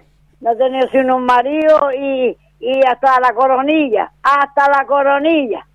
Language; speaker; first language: Spanish; native; Spanish